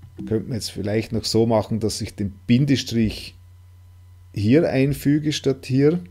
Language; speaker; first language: German; non-native, local second language; Swiss German